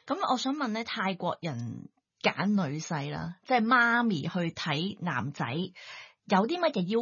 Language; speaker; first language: Cantonese; native; Cantonese